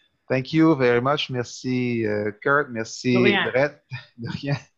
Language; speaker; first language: French; native; French